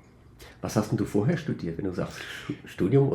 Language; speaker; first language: German; native; German